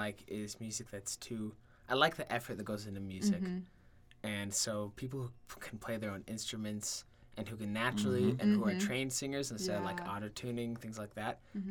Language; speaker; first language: English; native; English